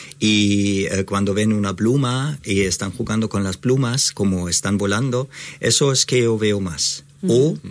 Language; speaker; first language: Spanish; non-native, fluent; German